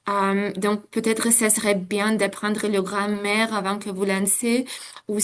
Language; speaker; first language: French; non-native, fluent; Ukrainian